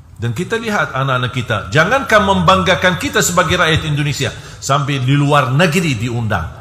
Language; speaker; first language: Indonesian; non-native, fluent; Arabic